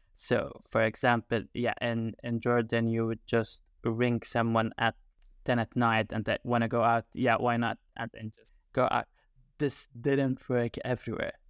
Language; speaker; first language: English; non-native, fluent; Arabic